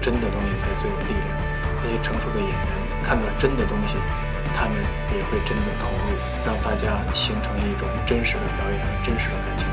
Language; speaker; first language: Chinese; native; Chinese